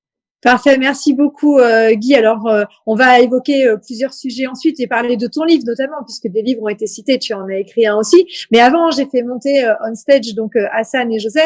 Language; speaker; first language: French; native; French